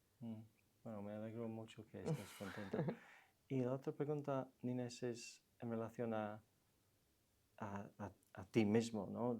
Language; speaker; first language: Spanish; non-native, fluent; English